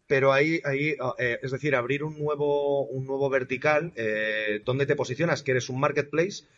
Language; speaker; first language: Spanish; native; Spanish